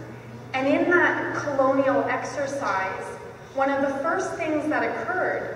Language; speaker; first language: English; native; English